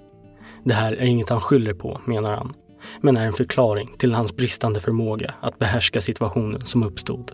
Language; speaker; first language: Swedish; native; Swedish